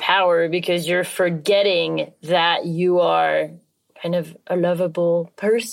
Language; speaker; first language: English; non-native, fluent; French